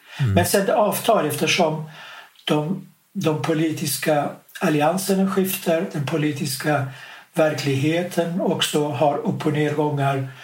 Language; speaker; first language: Swedish; non-native, fluent; Kurdish